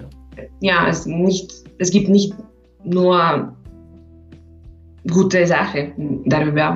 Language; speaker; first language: German; non-native, learner; Slovak